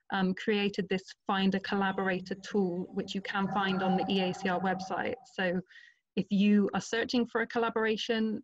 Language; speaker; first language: English; non-native, fluent; Portuguese